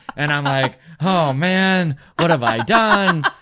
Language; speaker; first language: English; native; English